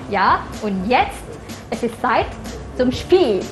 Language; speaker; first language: German; non-native, fluent; Malay